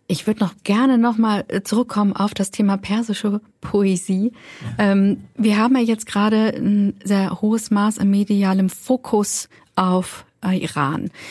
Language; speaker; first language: German; native; German